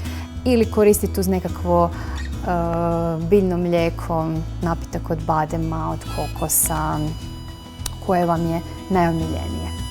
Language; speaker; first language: Croatian; native; Croatian